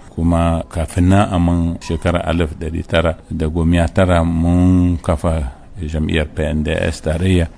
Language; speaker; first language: Hausa; non-native, local second language; Arabic